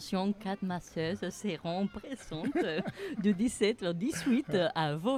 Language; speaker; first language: French; native; French